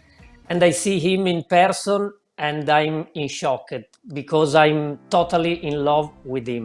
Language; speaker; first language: English; non-native, learner; Italian